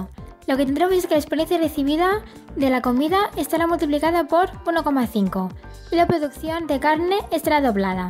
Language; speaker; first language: Spanish; native; Spanish